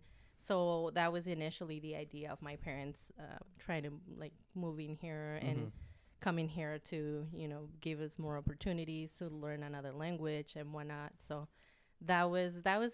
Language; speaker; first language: English; non-native, fluent; Spanish